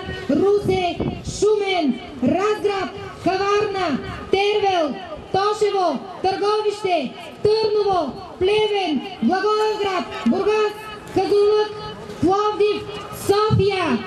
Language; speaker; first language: Bulgarian; native; Bulgarian